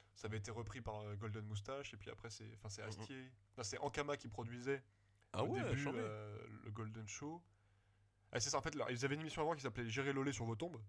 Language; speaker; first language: French; native; French